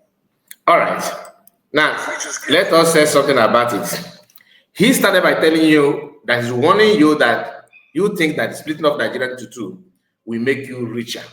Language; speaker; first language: English; non-native, local second language; Igbo